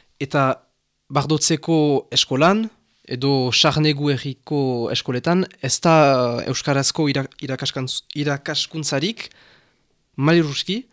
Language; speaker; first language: Basque; non-native, local second language; French